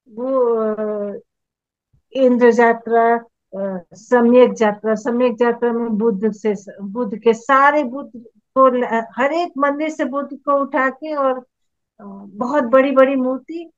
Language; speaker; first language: Hindi; native; Hindi